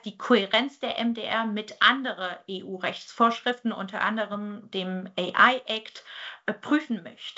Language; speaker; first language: German; native; German